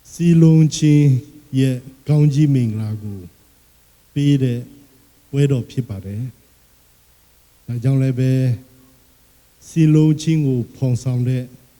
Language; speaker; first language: Burmese; non-native, local second language; Akha